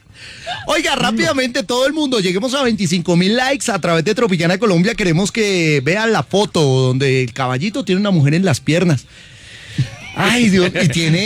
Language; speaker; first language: Spanish; native; Spanish